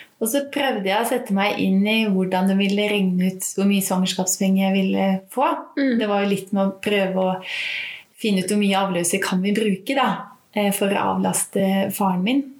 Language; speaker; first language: Norwegian; native; Norwegian